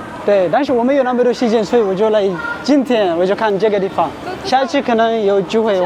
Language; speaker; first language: Chinese; non-native, learner; Amharic